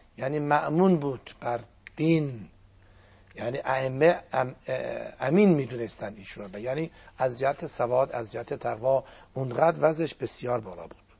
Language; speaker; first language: Persian; non-native, local second language; Azerbaijani